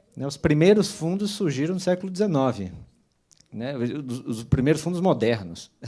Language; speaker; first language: Portuguese; native; Portuguese